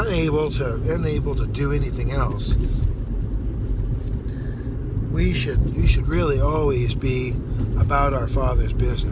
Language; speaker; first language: English; native; English